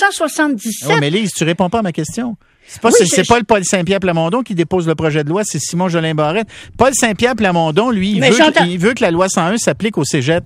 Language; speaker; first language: French; native; French